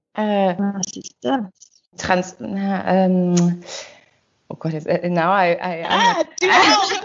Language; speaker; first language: German; non-native, learner; English